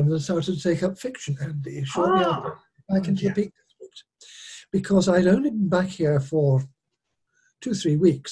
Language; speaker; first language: English; native; English